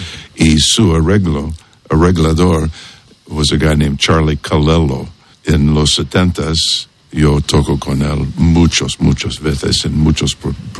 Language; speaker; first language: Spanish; non-native, learner; English